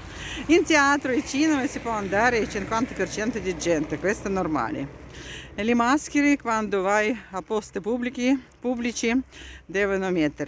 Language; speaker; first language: Italian; non-native, fluent; Russian